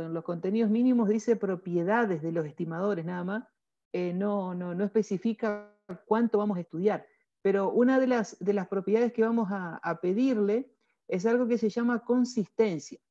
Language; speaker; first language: Spanish; native; Spanish